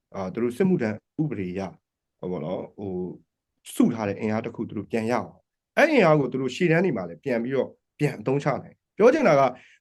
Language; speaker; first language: Burmese; native; Burmese